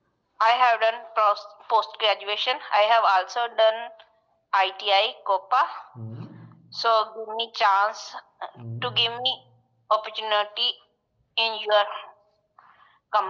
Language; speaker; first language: English; non-native, learner; Hindi